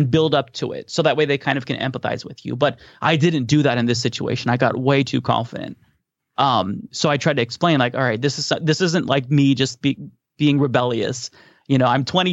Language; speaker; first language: English; native; English